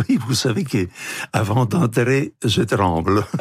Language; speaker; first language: French; non-native, fluent; Italian